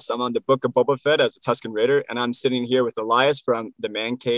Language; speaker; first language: English; native; English